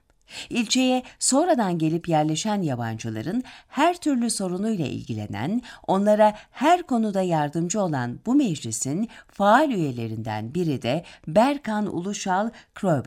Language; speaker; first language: Turkish; native; Turkish